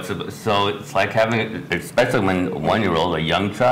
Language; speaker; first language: English; native; English